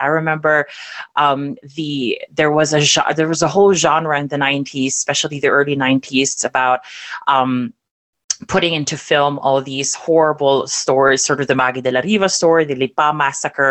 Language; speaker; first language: English; non-native, local second language; German